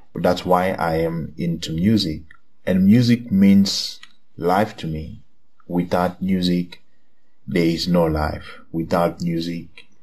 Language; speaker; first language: English; non-native, local second language; Swati